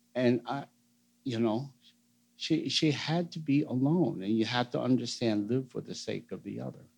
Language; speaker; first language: English; native; English